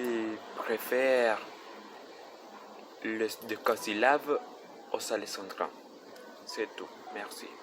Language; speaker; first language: French; non-native, learner; Spanish